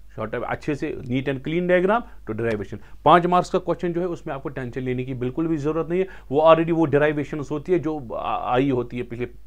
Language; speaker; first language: Hindi; non-native, local second language; Kashmiri